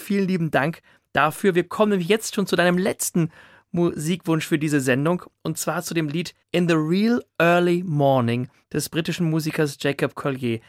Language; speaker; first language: German; native; German